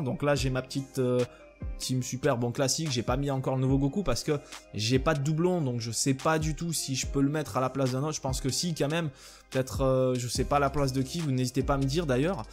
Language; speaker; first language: French; native; French